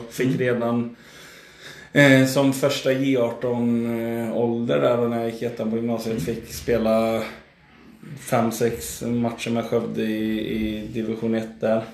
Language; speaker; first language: Swedish; native; Swedish